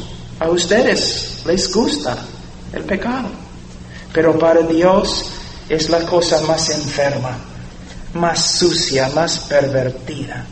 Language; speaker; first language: Spanish; non-native, fluent; English